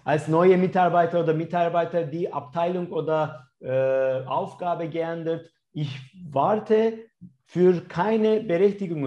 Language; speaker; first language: German; non-native, fluent; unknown